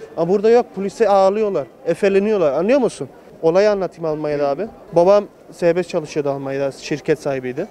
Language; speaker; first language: Turkish; early bilingual, heritage; Turkish